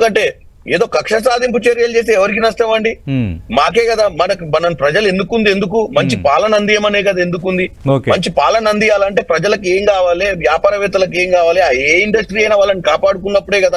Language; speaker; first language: Telugu; native; Telugu